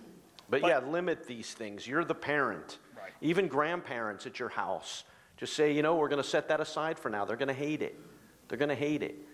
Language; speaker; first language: English; native; English